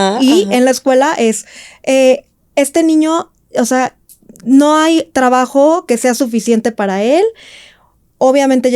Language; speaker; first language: Spanish; native; Spanish